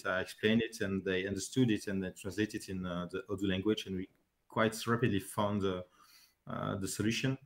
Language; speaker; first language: English; non-native, fluent; French